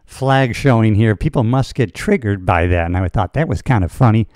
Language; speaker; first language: English; native; English